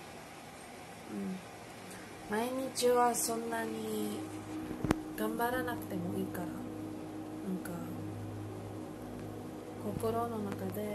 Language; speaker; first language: Japanese; non-native, learner; Filipino